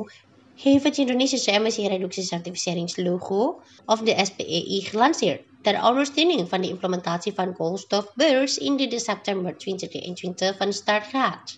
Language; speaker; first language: Dutch; non-native, local second language; Indonesian